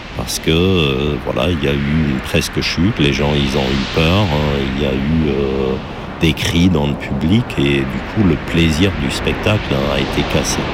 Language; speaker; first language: French; non-native, fluent; German